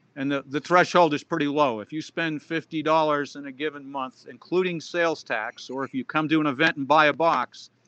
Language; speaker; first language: English; native; English